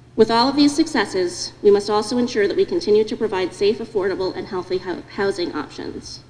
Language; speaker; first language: English; native; English